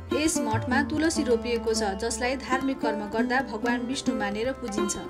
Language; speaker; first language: Nepali; native; Nepali